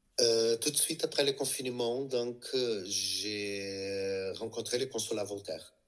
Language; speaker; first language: French; non-native, fluent; Portuguese